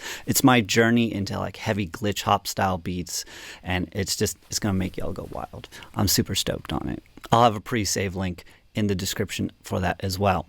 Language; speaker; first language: English; native; English